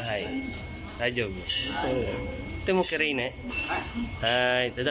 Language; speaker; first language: Japanese; non-native, learner; Filipino